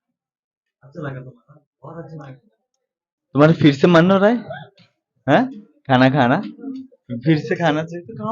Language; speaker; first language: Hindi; non-native, learner; Bangla